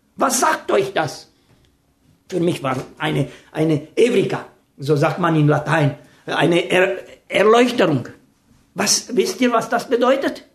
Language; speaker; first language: German; non-native, fluent; Romanian